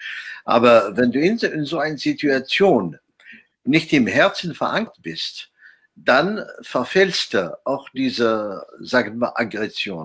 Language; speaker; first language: German; non-native, fluent; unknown